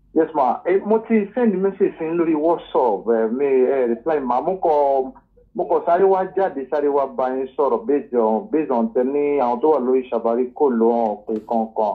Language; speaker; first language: Yoruba; native; Yoruba